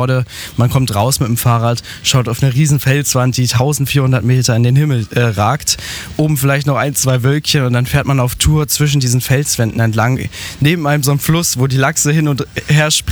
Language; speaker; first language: German; native; German